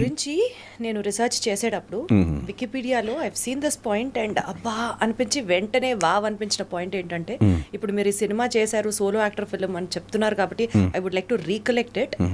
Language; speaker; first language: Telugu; native; Telugu